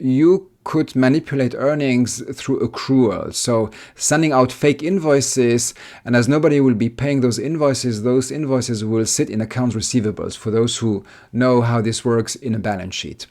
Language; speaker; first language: English; non-native, fluent; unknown